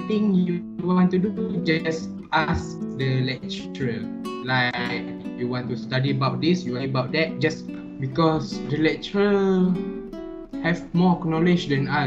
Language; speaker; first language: English; non-native, learner; Malay